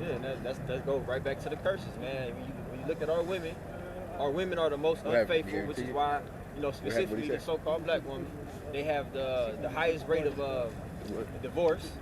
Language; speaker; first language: English; native; English